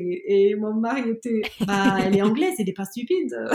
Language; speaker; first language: French; non-native, learner; English